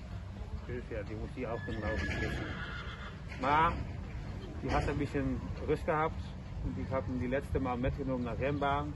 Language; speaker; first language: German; non-native, learner; Dutch